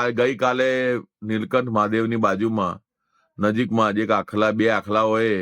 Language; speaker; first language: Gujarati; non-native, local second language; Hindi